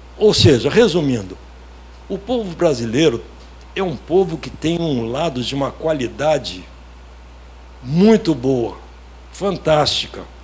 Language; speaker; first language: Portuguese; early bilingual, other home language; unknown